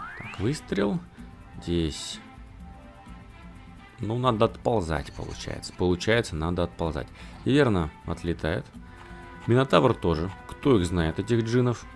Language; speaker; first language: Russian; native; Russian